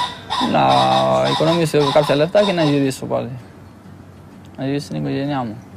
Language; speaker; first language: Greek; non-native, fluent; Albanian